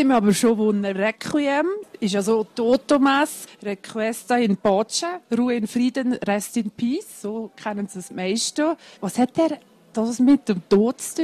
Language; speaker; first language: German; native; German